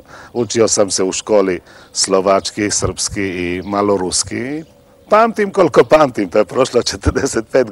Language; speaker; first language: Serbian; non-native, local second language; Slovak